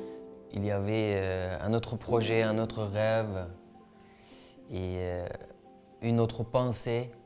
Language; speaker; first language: French; non-native, fluent; Uyghur